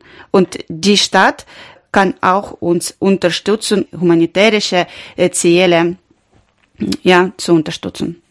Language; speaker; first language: German; non-native, learner; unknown